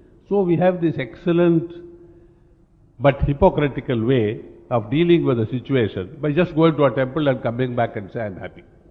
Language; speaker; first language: English; non-native, local second language; Tamil